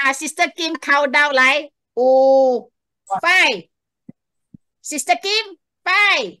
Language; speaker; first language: English; non-native, local second language; Chinese